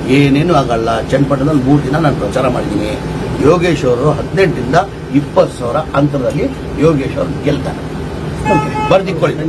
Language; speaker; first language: Kannada; non-native, local second language; Urdu